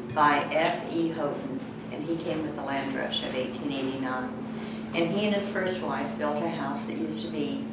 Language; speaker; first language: English; native; English